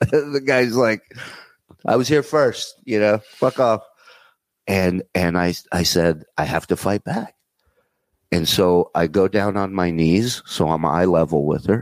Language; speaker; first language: English; native; English